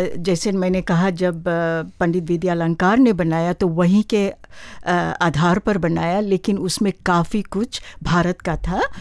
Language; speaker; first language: Hindi; native; Hindi